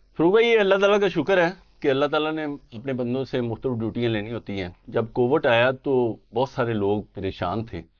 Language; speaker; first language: Urdu; native; Urdu